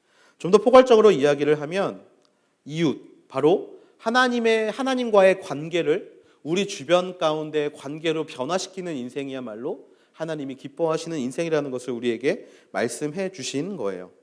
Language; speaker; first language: Korean; native; Korean